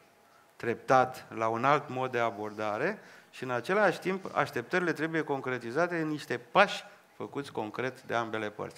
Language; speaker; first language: Romanian; native; Romanian